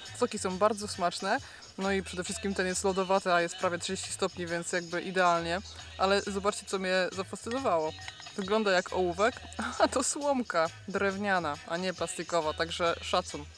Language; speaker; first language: Polish; native; Polish